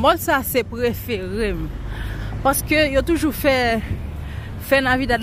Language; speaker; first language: French; non-native, local second language; Haitian Creole